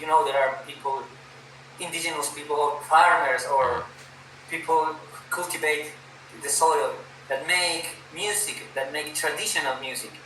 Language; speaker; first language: English; non-native, fluent; Spanish